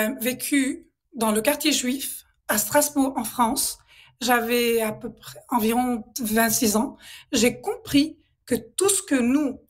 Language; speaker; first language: French; non-native, local second language; Arabic